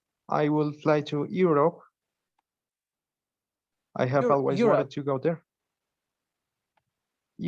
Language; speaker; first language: English; non-native, learner; Spanish